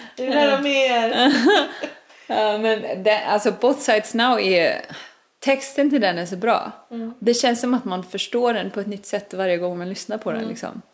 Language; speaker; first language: Swedish; non-native, fluent; Icelandic